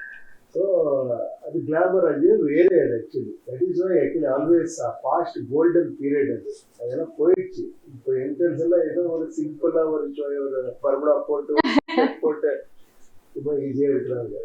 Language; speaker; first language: Tamil; non-native, learner; Kannada